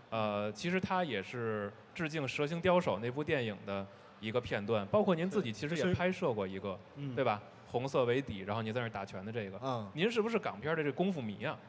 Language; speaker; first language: Chinese; native; Chinese